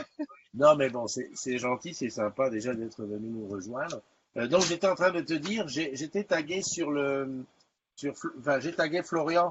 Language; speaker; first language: French; native; French